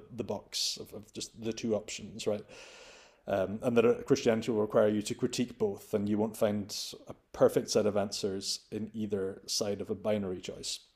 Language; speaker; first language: English; native; English